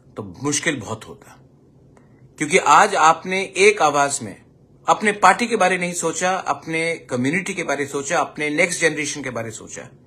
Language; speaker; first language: Hindi; non-native, local second language; Kok Borok